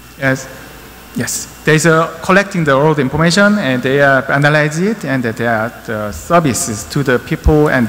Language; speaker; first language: English; non-native, learner; Korean